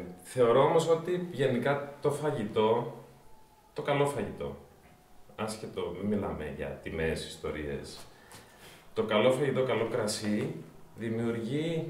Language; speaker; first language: Greek; native; Greek